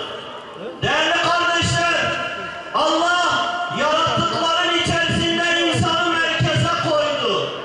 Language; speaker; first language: Turkish; non-native, local second language; Zaza